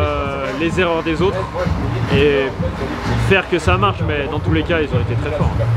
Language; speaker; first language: French; native; French